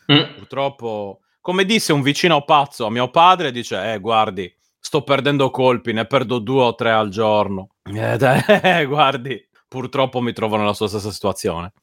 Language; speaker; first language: Italian; native; Italian